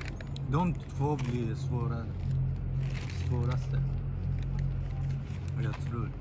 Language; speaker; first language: Swedish; early bilingual, other home language; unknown